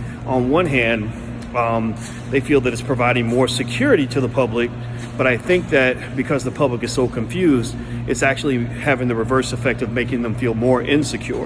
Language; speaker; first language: English; native; English